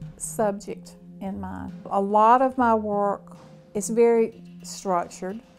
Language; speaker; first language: English; native; English